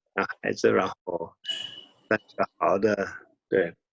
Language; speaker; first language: Chinese; non-native, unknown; English